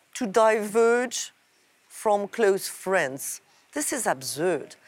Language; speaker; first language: English; non-native, fluent; French